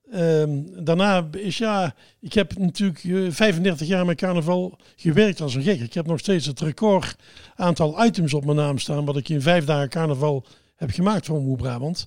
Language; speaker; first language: Dutch; native; Dutch